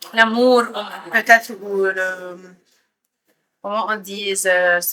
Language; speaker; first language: French; non-native, fluent; Arabic